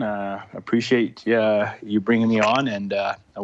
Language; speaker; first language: English; non-native, fluent; Punjabi